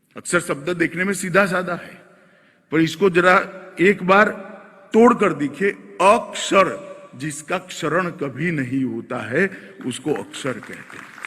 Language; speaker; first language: Hindi; non-native, local second language; Gujarati